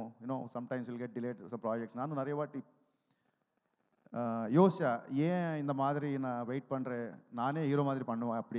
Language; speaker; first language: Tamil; non-native, learner; Telugu